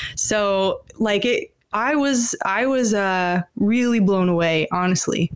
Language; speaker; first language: English; native; English